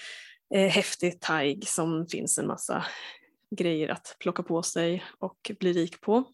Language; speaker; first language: Swedish; native; Swedish